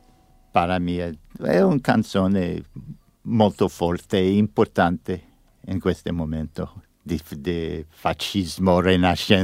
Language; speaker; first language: Italian; non-native, learner; English